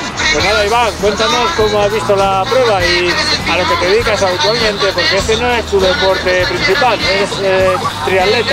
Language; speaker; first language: Spanish; native; Spanish